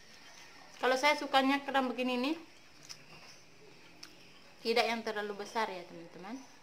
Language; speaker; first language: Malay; non-native, local second language; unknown